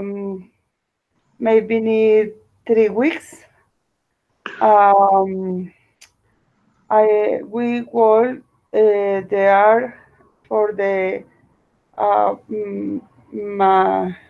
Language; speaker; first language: English; non-native, learner; Spanish